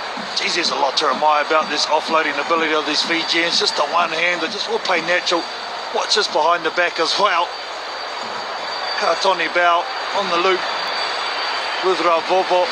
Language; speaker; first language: English; native; English